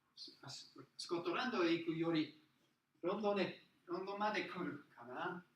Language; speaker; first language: Japanese; non-native, learner; English